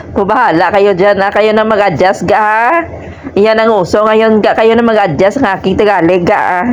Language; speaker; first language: Filipino; non-native, local second language; Hiligaynon